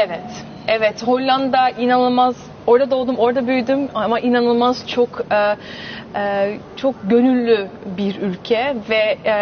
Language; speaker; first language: Turkish; early bilingual, heritage; Turkish